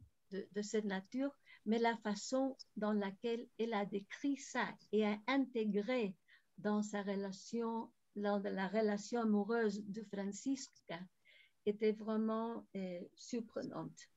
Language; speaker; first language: French; non-native, fluent; Spanish